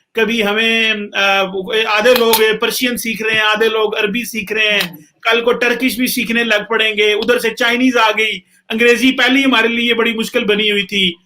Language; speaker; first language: Urdu; non-native, local second language; Punjabi